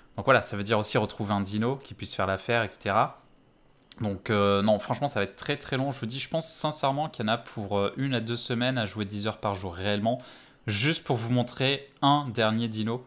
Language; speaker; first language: French; native; French